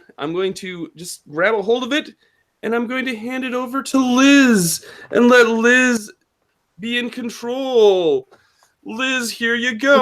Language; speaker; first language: English; native; English